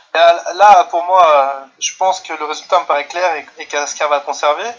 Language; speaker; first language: French; native; French